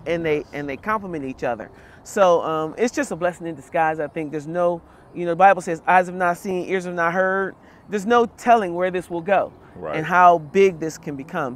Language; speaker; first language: English; native; English